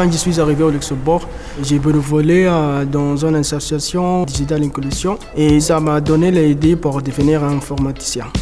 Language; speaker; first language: French; non-native, fluent; Arabic